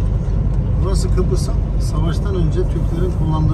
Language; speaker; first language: Turkish; native; Turkish